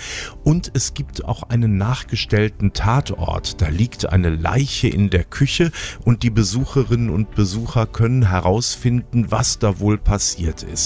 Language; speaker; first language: German; native; German